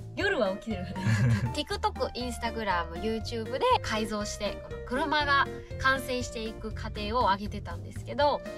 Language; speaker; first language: Japanese; non-native, fluent; Vietnamese